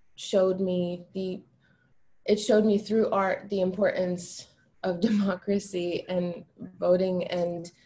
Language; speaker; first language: English; early bilingual, other home language; Albanian